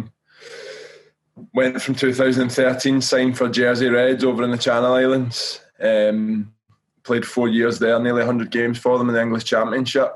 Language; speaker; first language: English; native; English